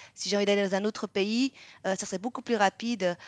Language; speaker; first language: French; non-native, fluent; Vietnamese